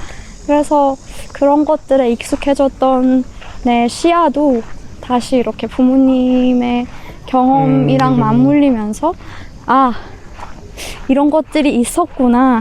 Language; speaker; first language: Korean; non-native, fluent; Persian